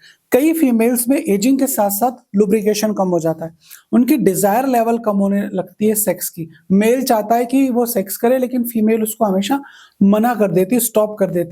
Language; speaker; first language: Hindi; native; Hindi